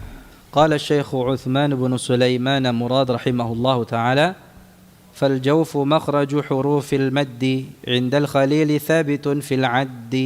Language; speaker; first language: Arabic; non-native, fluent; Indonesian